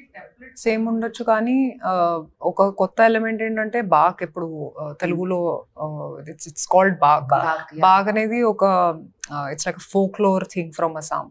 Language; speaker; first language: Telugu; non-native, fluent; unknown